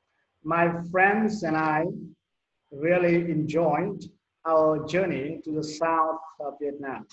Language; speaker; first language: English; non-native, learner; Vietnamese